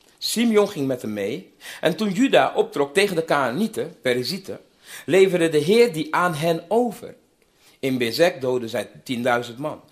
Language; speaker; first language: Dutch; non-native, fluent; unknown